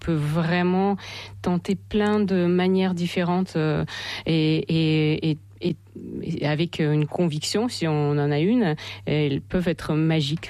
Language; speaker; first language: French; non-native, fluent; Russian